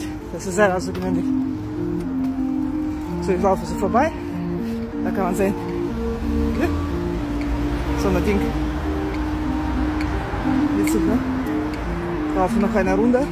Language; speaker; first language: German; non-native, fluent; Russian